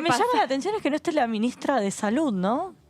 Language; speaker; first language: Spanish; native; Spanish